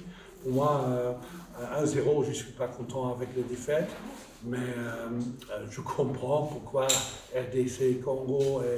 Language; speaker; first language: French; non-native, fluent; Dutch